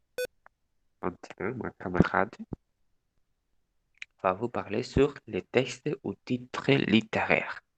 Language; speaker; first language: French; non-native, learner; Spanish